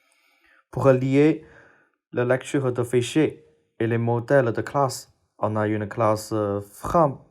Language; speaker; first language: French; non-native, fluent; Chinese